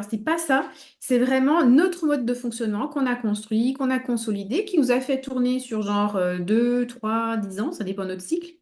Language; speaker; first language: French; native; French